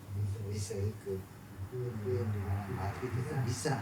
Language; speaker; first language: Indonesian; non-native, local second language; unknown